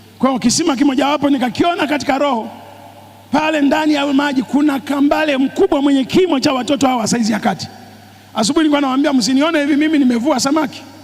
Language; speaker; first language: Swahili; native; Swahili